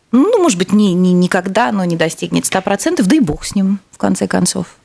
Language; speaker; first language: Russian; native; Russian